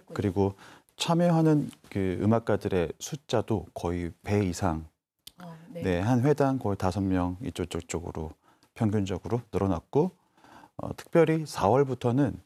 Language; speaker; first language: Korean; native; Korean